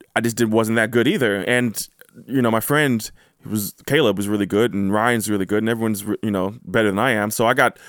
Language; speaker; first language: English; native; English